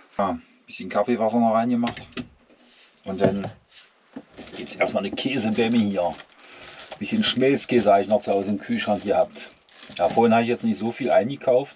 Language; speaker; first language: German; native; German